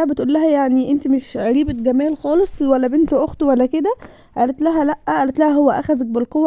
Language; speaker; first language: Arabic; native; Arabic